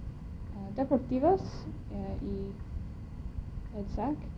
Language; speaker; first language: Spanish; non-native, learner; English